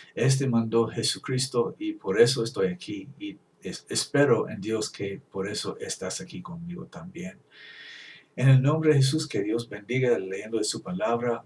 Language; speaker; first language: Spanish; non-native, fluent; English